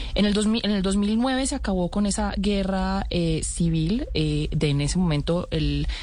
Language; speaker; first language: Spanish; native; Spanish